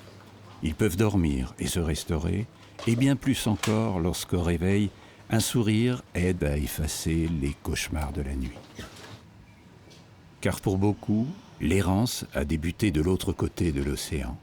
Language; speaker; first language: French; native; French